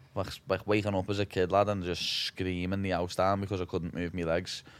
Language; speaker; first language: English; native; English